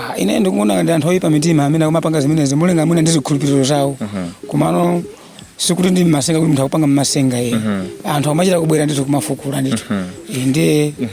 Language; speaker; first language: Nyanja; native; Nyanja